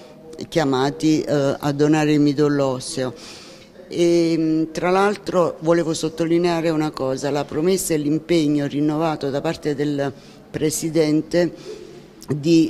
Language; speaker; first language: Italian; native; Italian